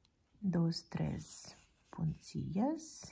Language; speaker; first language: Spanish; non-native, fluent; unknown